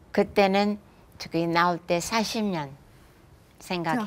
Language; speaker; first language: Korean; non-native, fluent; English